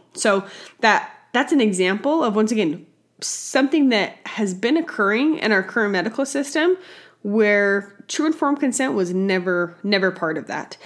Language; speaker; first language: English; native; English